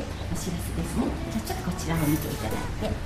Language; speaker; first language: Japanese; native; Japanese